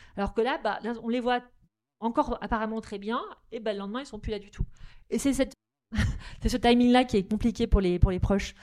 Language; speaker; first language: French; native; French